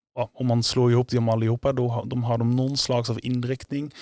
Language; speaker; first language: Swedish; non-native, fluent; Dutch